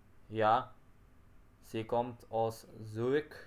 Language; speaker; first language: German; non-native, learner; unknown